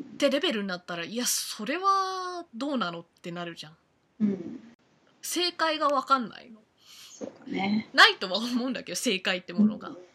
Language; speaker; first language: Japanese; native; Japanese